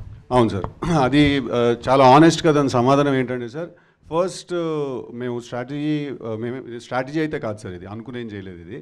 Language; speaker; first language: Telugu; native; Telugu